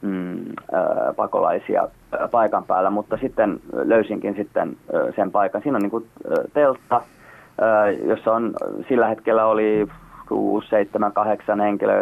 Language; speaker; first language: Finnish; native; Finnish